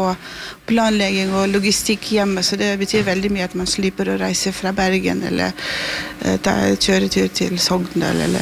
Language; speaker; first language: Norwegian; non-native, fluent; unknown